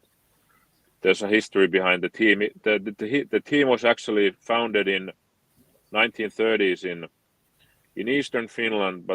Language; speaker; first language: English; non-native, fluent; Finnish